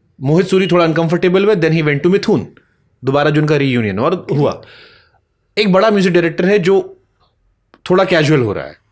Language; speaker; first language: Hindi; native; Hindi